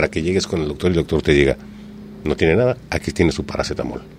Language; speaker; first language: Spanish; native; Spanish